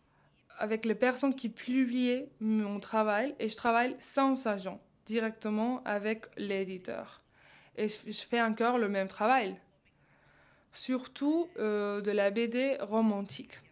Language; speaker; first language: French; non-native, fluent; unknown